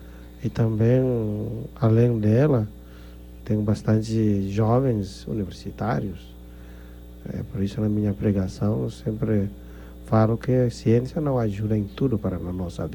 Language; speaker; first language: Portuguese; non-native, fluent; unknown